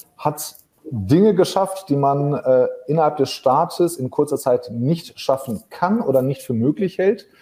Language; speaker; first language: German; native; German